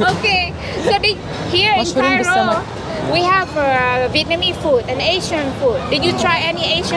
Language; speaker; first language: English; non-native, learner; Vietnamese